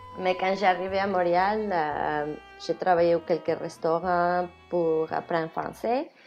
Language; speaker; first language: French; non-native, fluent; Spanish